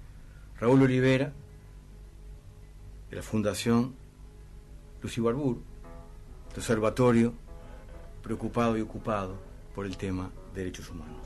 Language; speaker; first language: Spanish; native; Spanish